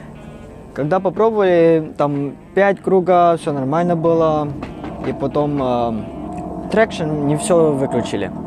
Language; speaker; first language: Russian; non-native, fluent; Cantonese